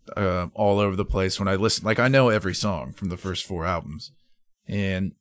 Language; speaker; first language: English; native; English